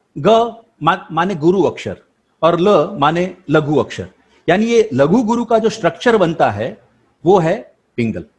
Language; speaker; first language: Hindi; non-native, local second language; Gujarati